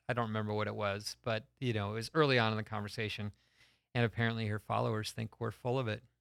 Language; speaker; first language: English; native; English